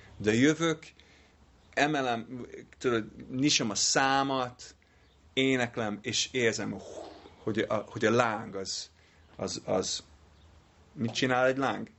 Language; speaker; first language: Hungarian; non-native, learner; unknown